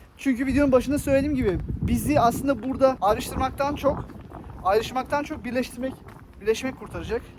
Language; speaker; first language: Turkish; native; Turkish